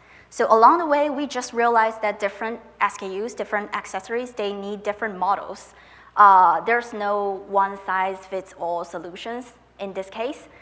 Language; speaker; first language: English; non-native, fluent; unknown